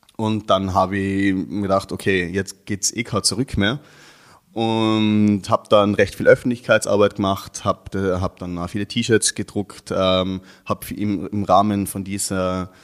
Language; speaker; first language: German; native; German